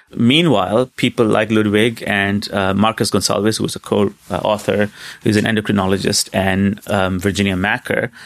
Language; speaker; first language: English; non-native, local second language; Hindi